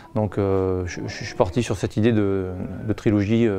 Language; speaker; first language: French; native; French